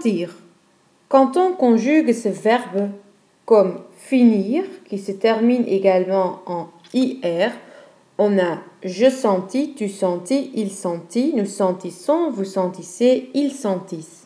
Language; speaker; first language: French; non-native, fluent; Dutch